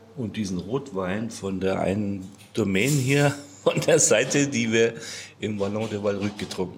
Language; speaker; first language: German; native; German